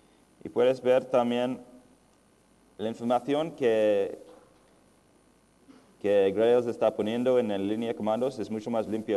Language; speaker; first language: Spanish; non-native, fluent; English